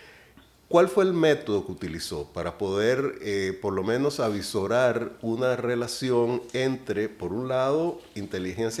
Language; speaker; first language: Spanish; native; Spanish